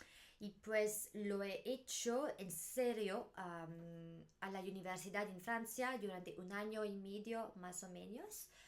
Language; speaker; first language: Spanish; non-native, learner; English